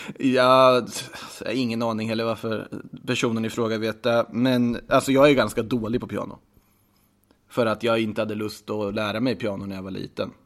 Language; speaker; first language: Swedish; native; Swedish